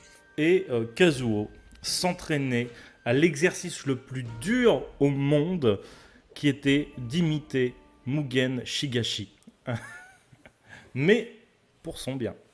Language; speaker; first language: French; native; French